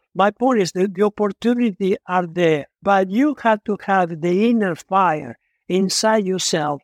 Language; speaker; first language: English; non-native, fluent; Italian